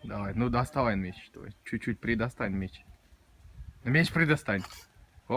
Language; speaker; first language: Russian; native; Russian